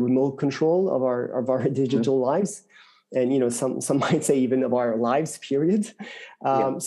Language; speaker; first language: English; non-native, fluent; French